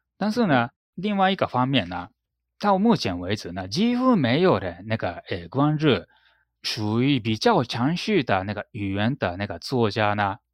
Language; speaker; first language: Chinese; non-native, fluent; Japanese